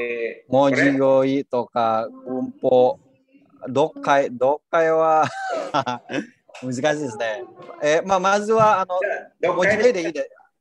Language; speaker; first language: Japanese; non-native, learner; Indonesian